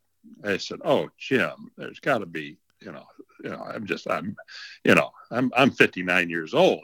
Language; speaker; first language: English; native; English